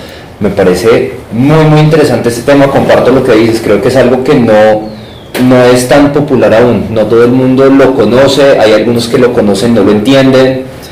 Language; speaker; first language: Spanish; native; Spanish